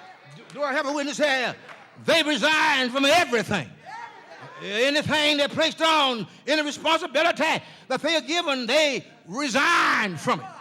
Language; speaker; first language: English; native; English